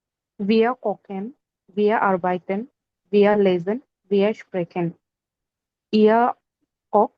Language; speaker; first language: German; non-native, learner; Bangla